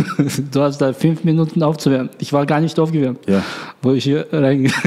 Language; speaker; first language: German; non-native, learner; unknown